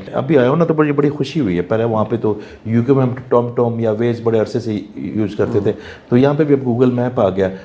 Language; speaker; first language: Urdu; non-native, local second language; Punjabi